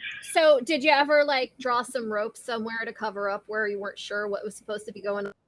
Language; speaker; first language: English; native; English